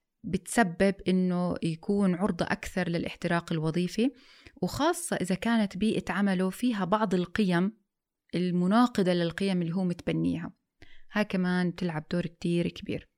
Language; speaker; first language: Arabic; native; Arabic